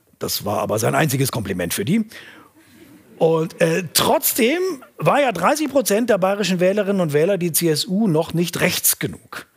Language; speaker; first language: German; native; German